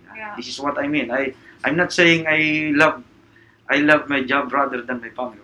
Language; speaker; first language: English; non-native, local second language; Filipino